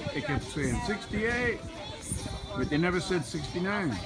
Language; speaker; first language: English; native; English